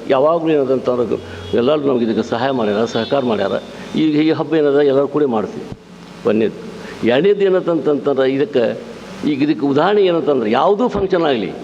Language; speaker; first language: Kannada; non-native, local second language; Urdu